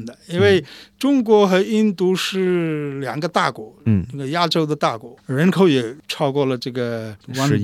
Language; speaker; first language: Chinese; non-native, fluent; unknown